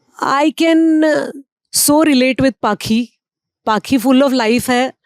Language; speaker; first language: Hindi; non-native, local second language; Marathi